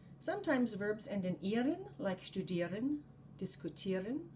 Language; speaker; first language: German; non-native, fluent; English